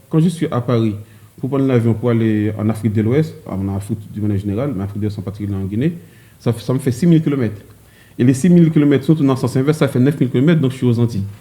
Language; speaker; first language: French; early bilingual, other home language; Haitian Creole